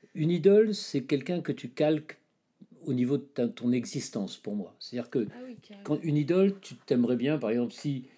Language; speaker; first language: French; native; French